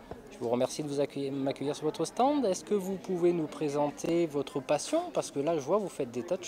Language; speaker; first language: French; native; French